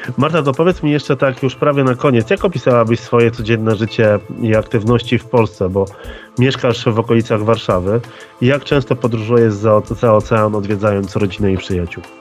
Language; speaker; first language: Polish; native; Polish